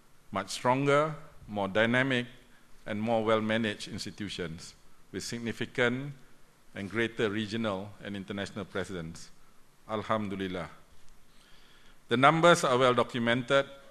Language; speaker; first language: English; non-native, local second language; Malay